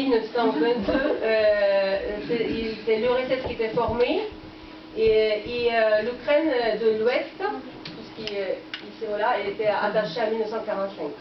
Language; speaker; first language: French; non-native, fluent; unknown